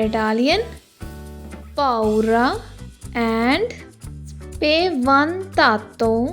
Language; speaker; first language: Italian; non-native, learner; Hindi